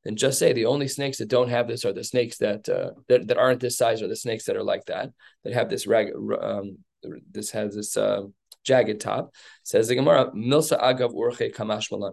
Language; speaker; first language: English; native; English